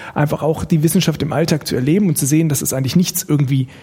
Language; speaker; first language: German; native; German